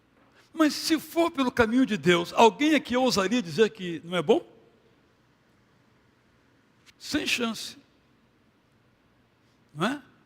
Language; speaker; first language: Portuguese; native; Portuguese